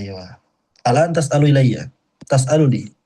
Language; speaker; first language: Arabic; non-native, fluent; Indonesian